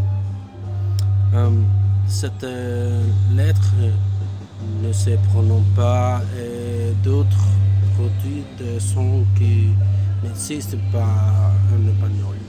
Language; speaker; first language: French; non-native, learner; Spanish